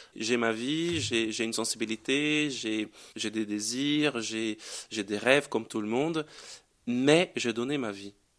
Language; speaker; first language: French; non-native, fluent; Portuguese